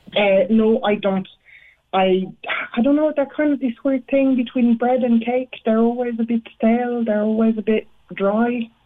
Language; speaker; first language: English; non-native, fluent; French